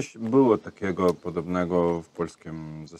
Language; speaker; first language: Polish; non-native, learner; Russian